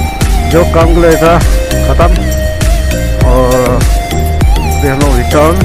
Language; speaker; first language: Hindi; non-native, local second language; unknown